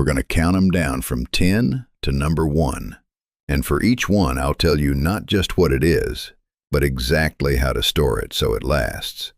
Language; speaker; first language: English; native; English